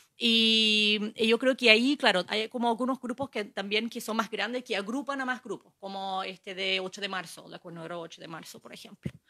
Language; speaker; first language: Spanish; non-native, fluent; English